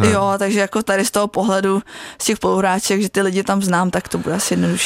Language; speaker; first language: Czech; native; Czech